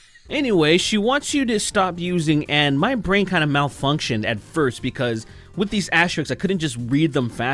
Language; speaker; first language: English; native; English